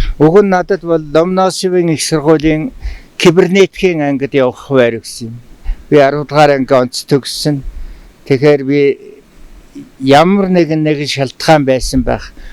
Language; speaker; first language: Mongolian; non-native, local second language; Tuvinian